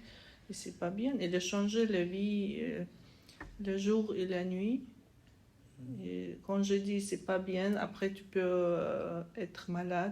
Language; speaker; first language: French; non-native, learner; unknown